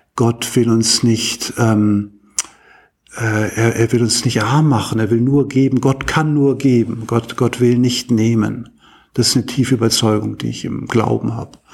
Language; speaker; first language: German; native; German